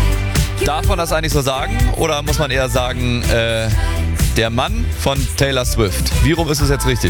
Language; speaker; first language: German; native; German